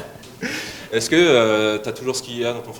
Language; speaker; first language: French; native; French